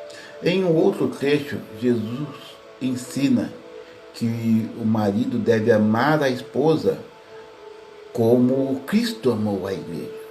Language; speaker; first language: Portuguese; native; Portuguese